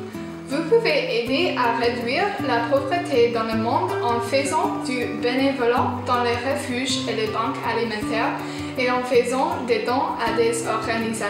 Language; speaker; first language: French; non-native, learner; English